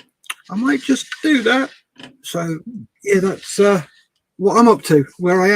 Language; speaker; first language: English; native; English